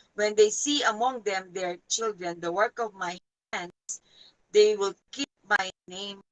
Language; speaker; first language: English; non-native, local second language; Filipino